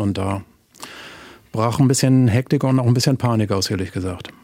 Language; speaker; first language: German; native; German